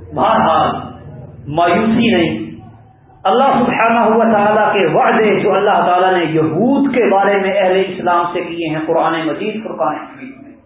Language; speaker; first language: Urdu; non-native, local second language; Punjabi